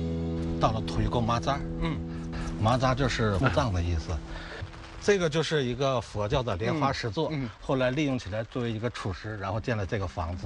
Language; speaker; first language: Chinese; native; Chinese